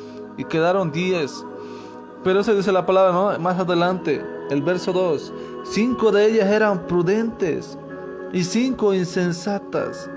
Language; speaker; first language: Spanish; native; Spanish